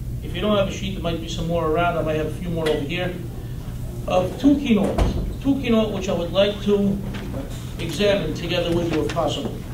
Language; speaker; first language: English; native; English